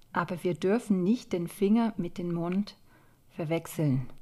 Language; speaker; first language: German; non-native, fluent; English